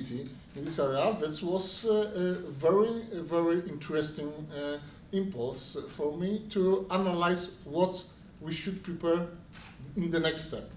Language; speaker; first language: English; non-native, learner; Polish